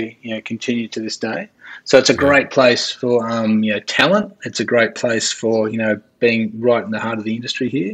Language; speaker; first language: English; native; English